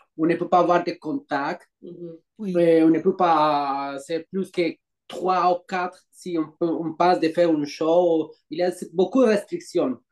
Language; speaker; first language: French; non-native, learner; Spanish